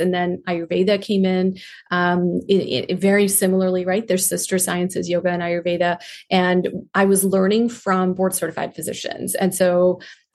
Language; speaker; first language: English; non-native, local second language; Hindi